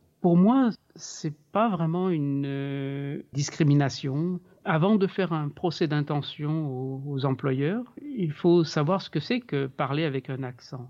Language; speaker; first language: French; native; French